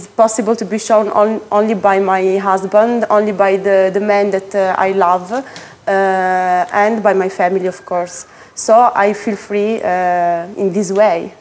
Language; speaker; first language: English; non-native, fluent; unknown